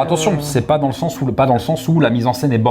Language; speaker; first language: French; native; French